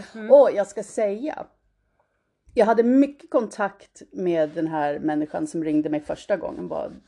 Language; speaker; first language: Swedish; early bilingual, heritage; Swedish